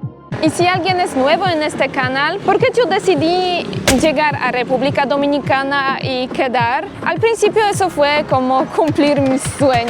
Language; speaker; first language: Spanish; non-native, fluent; Polish